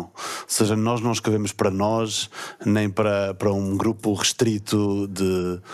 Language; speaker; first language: Portuguese; native; Portuguese